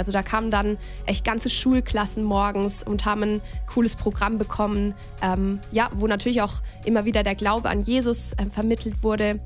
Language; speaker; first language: German; native; German